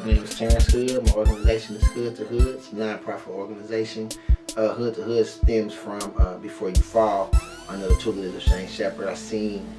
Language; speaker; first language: English; native; English